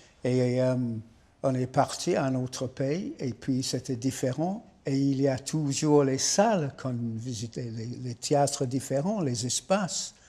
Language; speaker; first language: French; non-native, fluent; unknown